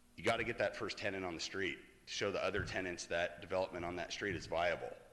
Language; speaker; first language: English; native; English